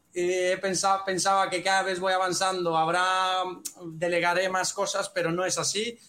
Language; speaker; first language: Spanish; non-native, fluent; Romanian